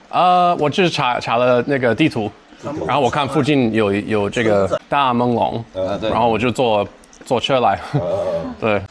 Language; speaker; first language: Chinese; non-native, fluent; English